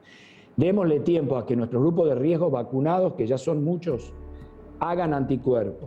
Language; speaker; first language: Spanish; native; Spanish